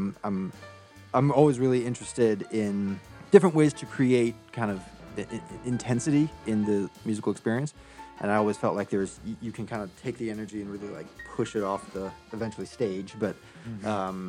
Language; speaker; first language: English; native; English